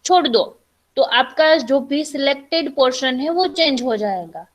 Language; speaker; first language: Hindi; non-native, local second language; Gujarati